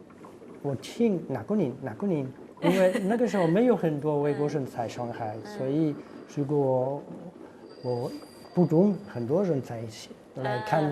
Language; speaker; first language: Chinese; non-native, learner; French